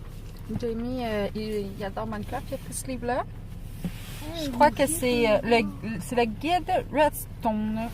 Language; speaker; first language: French; native; French